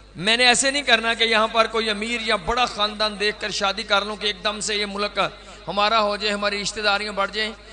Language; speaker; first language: Urdu; non-native, local second language; Punjabi